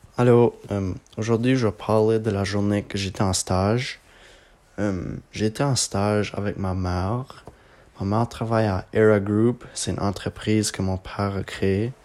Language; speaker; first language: French; non-native, local second language; English